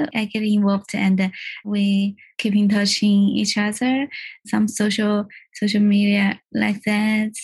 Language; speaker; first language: English; non-native, learner; Chinese